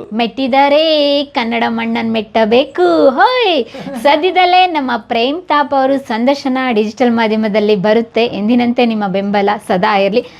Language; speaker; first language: Kannada; native; Kannada